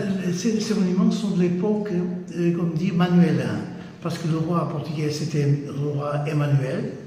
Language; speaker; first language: French; non-native, fluent; Portuguese